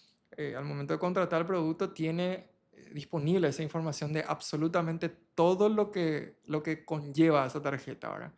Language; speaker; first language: Spanish; native; Spanish